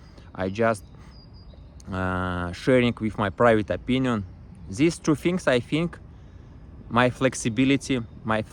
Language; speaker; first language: English; non-native, learner; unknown